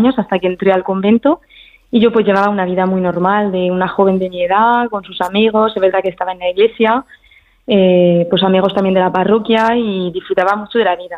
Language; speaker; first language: Spanish; early bilingual, heritage; Spanish